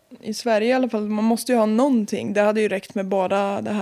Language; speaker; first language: Swedish; native; Swedish